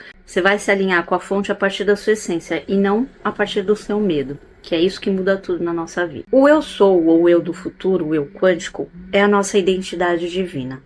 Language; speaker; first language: Portuguese; native; Portuguese